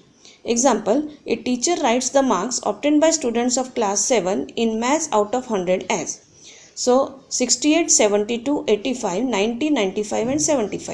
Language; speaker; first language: English; non-native, local second language; Gujarati